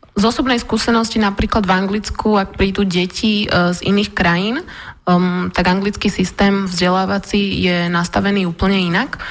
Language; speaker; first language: Slovak; early bilingual, other home language; Russian